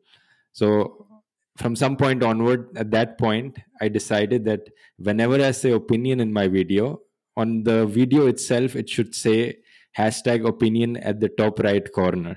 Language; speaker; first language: English; non-native, local second language; Hindi